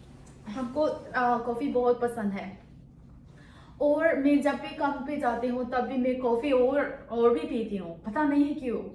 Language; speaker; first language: Hindi; non-native, local second language; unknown